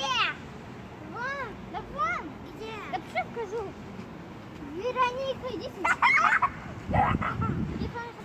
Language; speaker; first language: Russian; early bilingual, other home language; Tajik